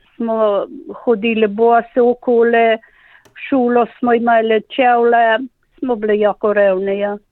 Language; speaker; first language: Slovenian; native; Slovenian